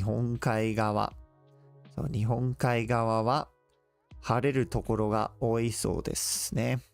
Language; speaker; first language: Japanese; non-native, fluent; English